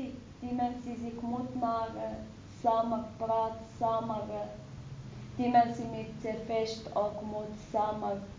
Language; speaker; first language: Dutch; non-native, learner; Arabic